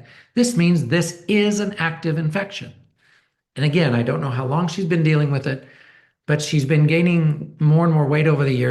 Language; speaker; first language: English; native; English